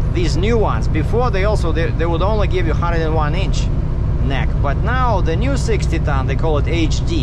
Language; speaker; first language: English; native; English